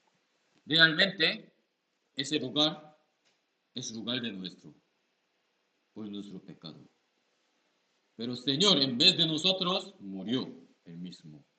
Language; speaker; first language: Spanish; non-native, learner; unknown